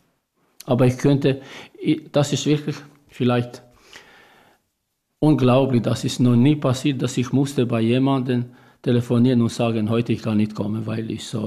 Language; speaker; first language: German; non-native, learner; Albanian